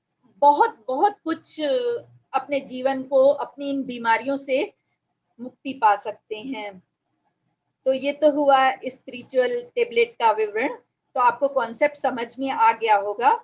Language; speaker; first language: Hindi; native; Hindi